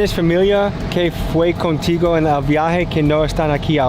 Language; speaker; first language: Spanish; non-native, learner; English